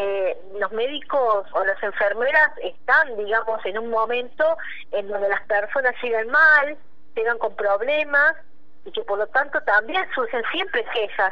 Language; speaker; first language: Spanish; native; Spanish